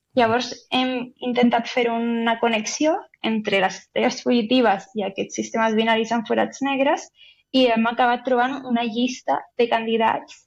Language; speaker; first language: Catalan; non-native, local second language; Spanish